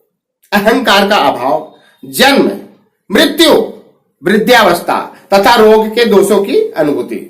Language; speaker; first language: Hindi; native; Hindi